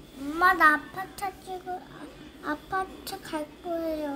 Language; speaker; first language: Korean; native; Korean